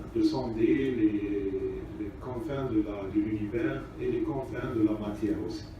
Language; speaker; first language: French; non-native, local second language; Arabic